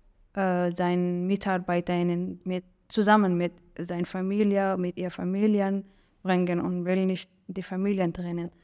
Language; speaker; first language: German; non-native, learner; Persian